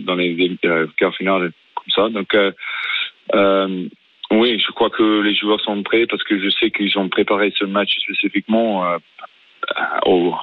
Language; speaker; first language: French; non-native, fluent; Afrikaans